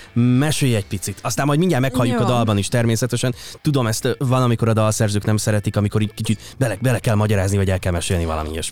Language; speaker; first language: Hungarian; native; Hungarian